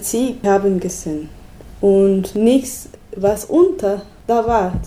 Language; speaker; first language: German; non-native, learner; Spanish